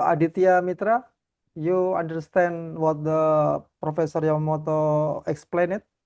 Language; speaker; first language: English; non-native, learner; Indonesian